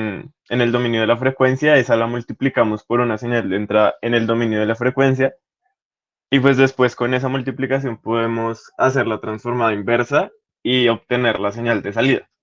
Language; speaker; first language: Spanish; native; Spanish